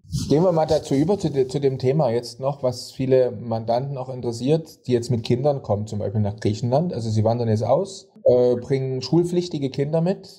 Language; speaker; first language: German; native; German